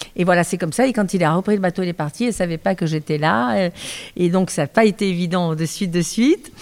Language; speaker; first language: French; native; French